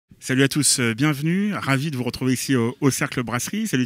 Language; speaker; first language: French; native; French